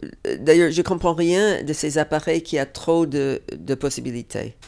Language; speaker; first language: French; non-native, fluent; English